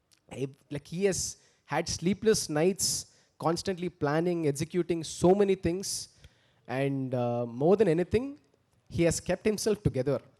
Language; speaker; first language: Telugu; early bilingual, heritage; Telugu